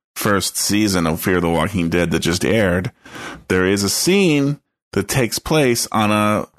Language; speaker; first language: English; native; English